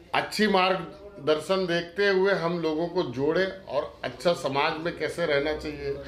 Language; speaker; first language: Hindi; native; Hindi